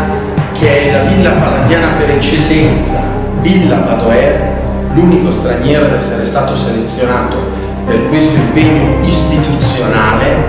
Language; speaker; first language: Italian; native; Italian